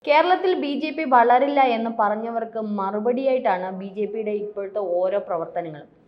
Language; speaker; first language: Malayalam; native; Malayalam